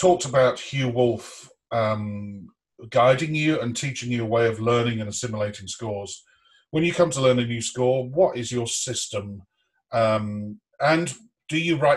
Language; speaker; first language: English; native; English